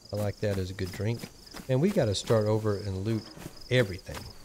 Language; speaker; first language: English; native; English